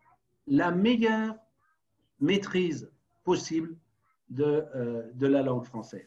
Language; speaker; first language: French; native; French